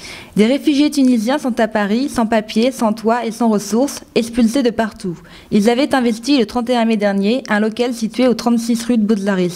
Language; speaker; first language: French; native; French